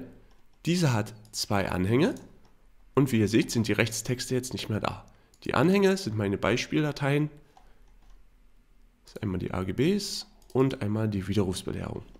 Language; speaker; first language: German; native; German